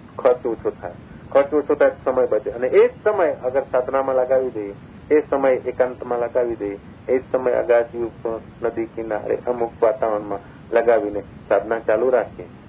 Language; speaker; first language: Gujarati; non-native, local second language; Sindhi